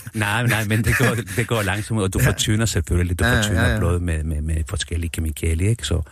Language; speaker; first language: Danish; non-native, fluent; Spanish